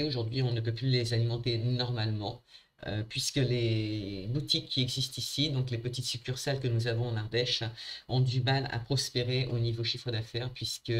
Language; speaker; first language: French; native; French